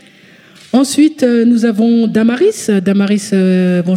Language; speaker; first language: French; native; French